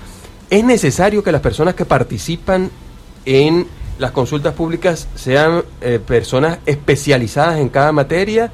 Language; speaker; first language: Spanish; native; Spanish